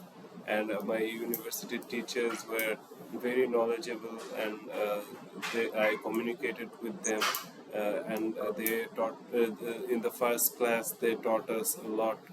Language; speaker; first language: English; non-native, fluent; Bangla